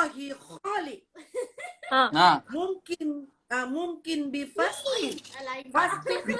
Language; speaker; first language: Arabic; non-native, learner; Malay